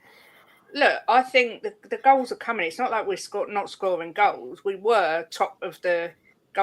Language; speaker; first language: English; native; English